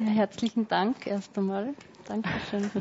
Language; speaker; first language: German; native; German